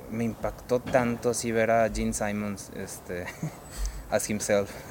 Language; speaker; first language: Spanish; native; Spanish